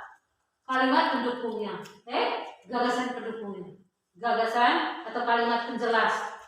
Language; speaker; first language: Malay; non-native, local second language; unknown